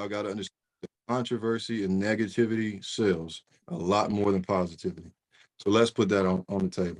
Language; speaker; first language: English; native; English